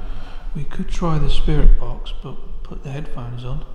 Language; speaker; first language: English; native; English